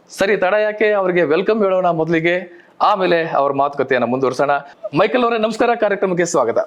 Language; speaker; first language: Kannada; native; Kannada